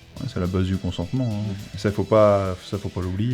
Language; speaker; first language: French; native; French